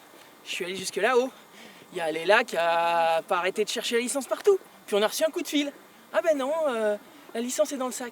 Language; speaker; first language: French; native; French